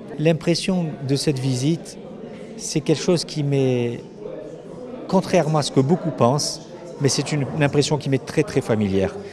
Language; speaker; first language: French; native; French